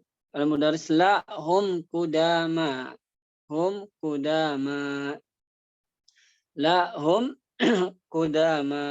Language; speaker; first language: Arabic; non-native, fluent; Indonesian